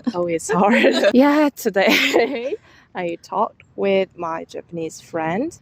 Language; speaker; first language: English; non-native, fluent; Korean